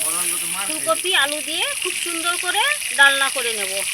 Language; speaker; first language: Bangla; native; Bangla